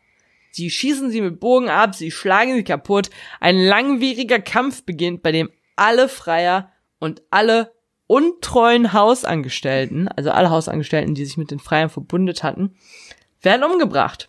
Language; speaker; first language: German; native; German